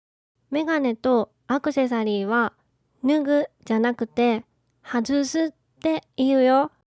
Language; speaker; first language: Japanese; native; Japanese